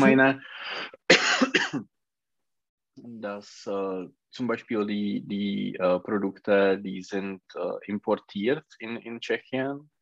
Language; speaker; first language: German; non-native, learner; Czech